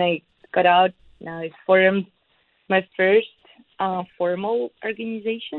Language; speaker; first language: English; non-native, fluent; Russian